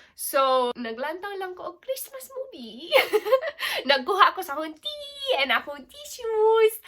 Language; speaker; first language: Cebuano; non-native, local second language; English